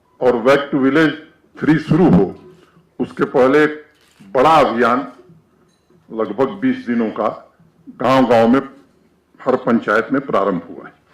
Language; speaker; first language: Hindi; native; Hindi